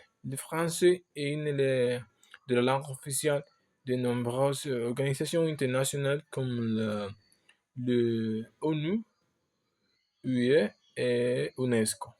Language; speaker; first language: French; non-native, learner; Spanish